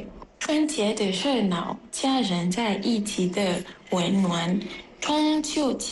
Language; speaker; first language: Chinese; non-native, learner; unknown